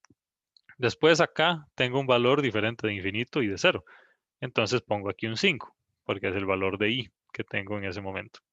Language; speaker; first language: Spanish; native; Spanish